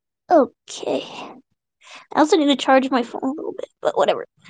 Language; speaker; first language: English; native; English